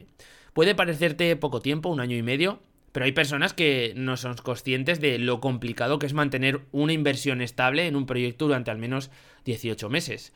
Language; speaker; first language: Spanish; native; Spanish